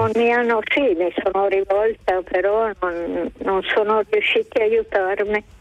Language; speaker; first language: Italian; native; Italian